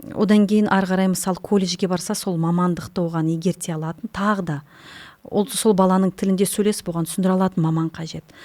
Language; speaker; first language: Kazakh; non-native, local second language; Russian